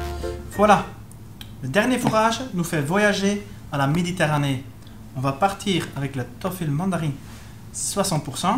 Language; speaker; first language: French; native; French